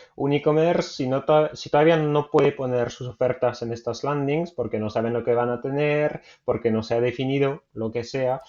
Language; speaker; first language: Spanish; non-native, fluent; French